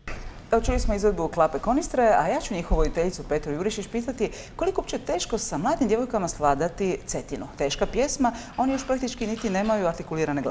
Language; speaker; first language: Croatian; native; Croatian